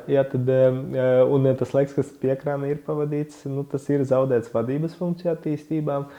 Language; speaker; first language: Latvian; non-native, local second language; Russian